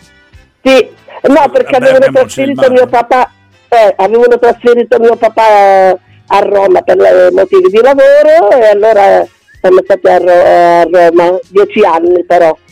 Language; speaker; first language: Italian; native; Italian